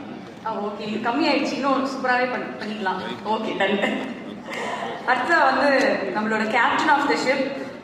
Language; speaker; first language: Tamil; native; Tamil